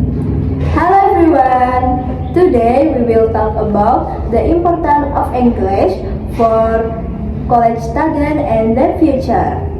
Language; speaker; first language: English; non-native, learner; Indonesian